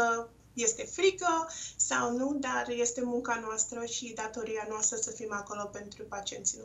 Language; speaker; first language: Romanian; non-native, local second language; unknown